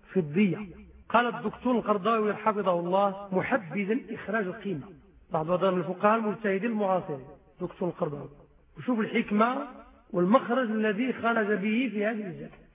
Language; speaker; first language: Arabic; native; Arabic